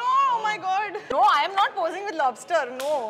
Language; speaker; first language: Telugu; non-native, local second language; Bangla